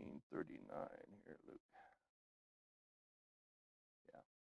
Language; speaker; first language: English; native; English